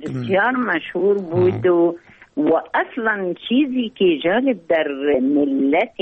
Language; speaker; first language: Persian; non-native, learner; Arabic